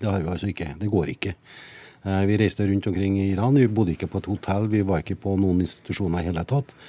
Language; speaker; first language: Norwegian; native; Norwegian